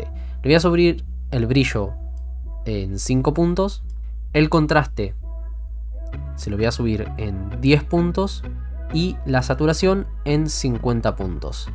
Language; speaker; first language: Spanish; native; Spanish